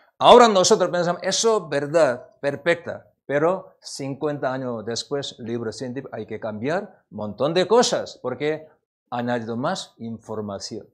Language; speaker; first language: Spanish; non-native, learner; Korean